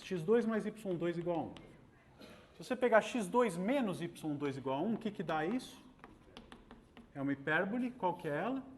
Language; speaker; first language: Portuguese; native; Portuguese